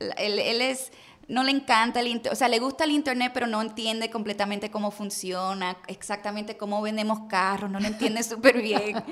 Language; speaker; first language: Spanish; early bilingual, heritage; Spanish